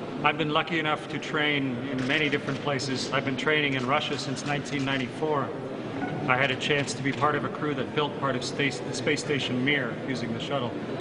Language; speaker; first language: English; native; English